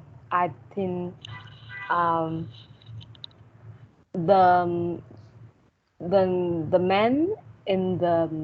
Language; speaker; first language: English; non-native, learner; Vietnamese